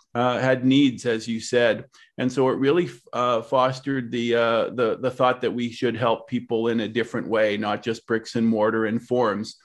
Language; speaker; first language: English; native; English